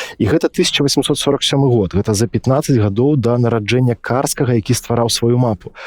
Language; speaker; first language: Belarusian; non-native, local second language; Russian